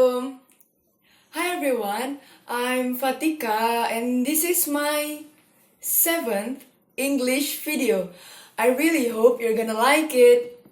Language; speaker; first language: English; non-native, fluent; Indonesian